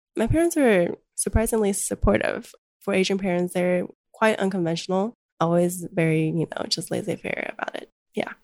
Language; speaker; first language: English; early bilingual, other home language; Chinese